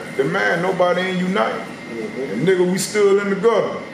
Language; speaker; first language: English; native; English